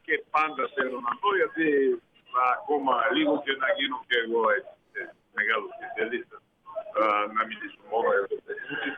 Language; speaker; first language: Greek; non-native, fluent; Bulgarian